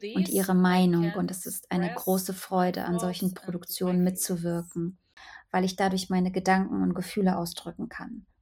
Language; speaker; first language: German; non-native, fluent; Ukrainian